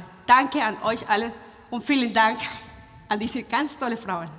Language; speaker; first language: German; non-native, fluent; Spanish